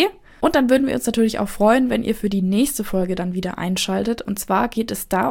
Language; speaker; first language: German; native; German